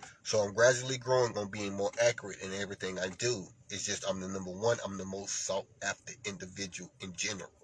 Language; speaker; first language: English; native; English